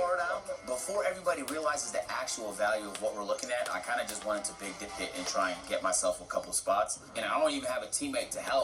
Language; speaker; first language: English; native; English